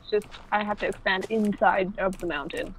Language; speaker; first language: English; native; English